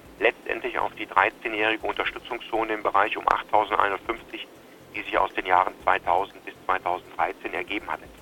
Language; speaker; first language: German; native; German